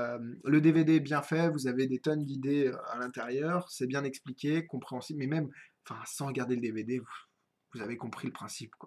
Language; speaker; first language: French; native; French